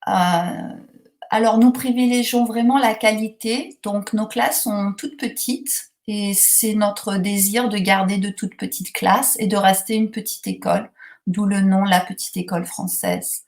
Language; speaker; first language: French; native; French